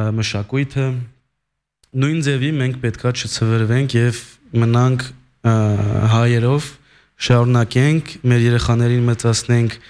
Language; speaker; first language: Armenian; early bilingual, heritage; Armenian